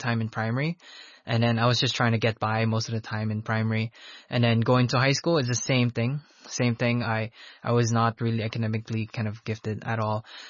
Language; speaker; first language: English; non-native, local second language; Filipino